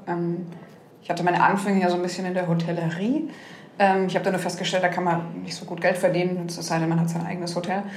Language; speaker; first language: German; native; German